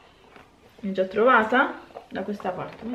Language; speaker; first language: Italian; native; Italian